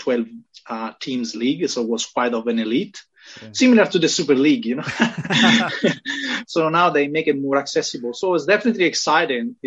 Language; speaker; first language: English; non-native, fluent; Italian